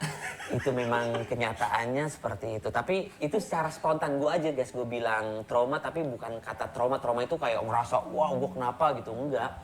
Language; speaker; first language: Indonesian; native; Indonesian